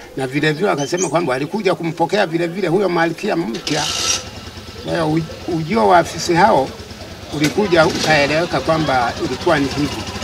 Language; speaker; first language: Swahili; non-native, local second language; Sukuma